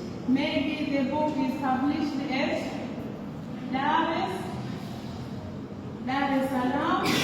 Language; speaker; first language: English; non-native, local second language; Swahili